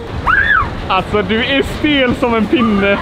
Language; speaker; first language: Swedish; native; Swedish